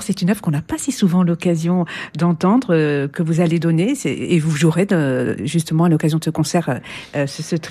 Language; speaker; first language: French; native; French